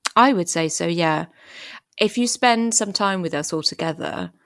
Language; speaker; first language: English; early bilingual, other home language; French